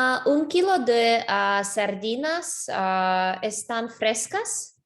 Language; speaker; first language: Spanish; non-native, learner; English